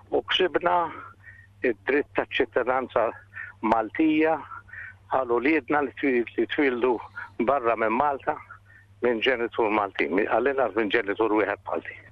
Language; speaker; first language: Maltese; native; Maltese